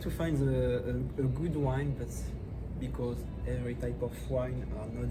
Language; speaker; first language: English; non-native, learner; French